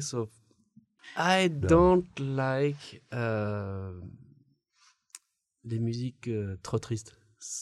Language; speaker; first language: English; non-native, learner; French